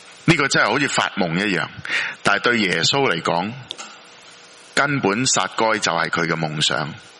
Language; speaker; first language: Cantonese; native; Cantonese